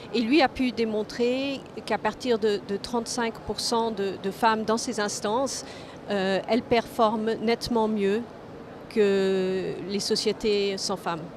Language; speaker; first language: French; non-native, fluent; English